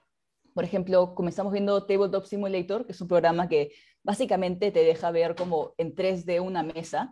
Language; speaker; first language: Spanish; native; Spanish